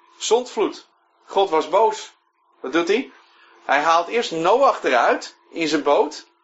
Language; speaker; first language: Dutch; native; Dutch